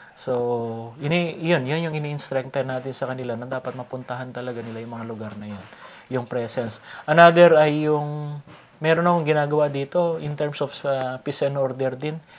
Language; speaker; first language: Filipino; non-native, local second language; Iloko